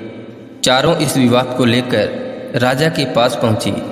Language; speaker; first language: Hindi; native; Hindi